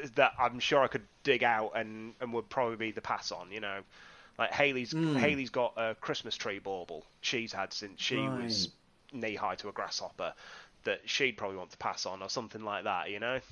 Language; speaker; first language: English; native; English